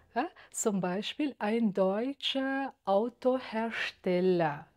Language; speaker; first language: German; non-native, fluent; Uzbek